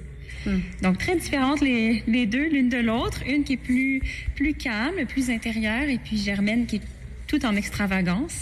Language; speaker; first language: French; native; French